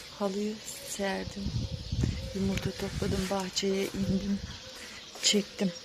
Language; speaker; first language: Turkish; native; Turkish